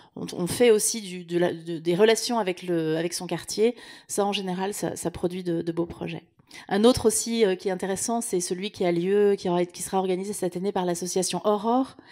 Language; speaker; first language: French; native; French